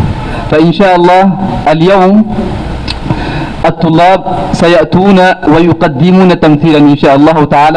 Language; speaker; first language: Arabic; non-native, fluent; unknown